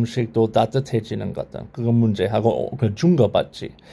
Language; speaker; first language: Korean; non-native, learner; English